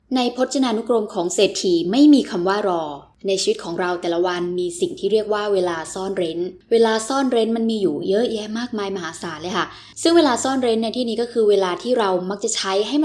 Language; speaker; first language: Thai; native; Thai